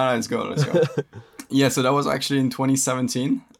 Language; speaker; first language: English; early bilingual, other home language; French